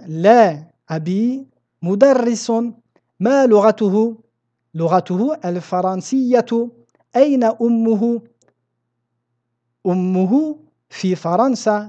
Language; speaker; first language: Arabic; non-native, fluent; French